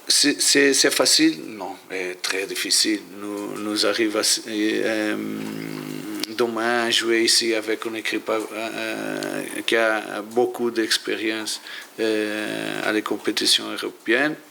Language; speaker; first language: French; non-native, learner; Portuguese